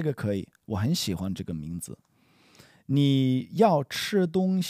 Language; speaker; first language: Chinese; non-native, learner; English